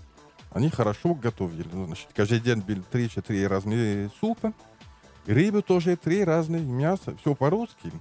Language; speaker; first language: Russian; non-native, learner; French